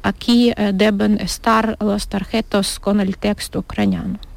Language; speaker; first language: Spanish; non-native, learner; Ukrainian